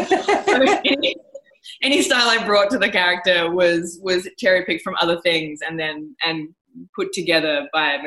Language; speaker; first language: English; native; English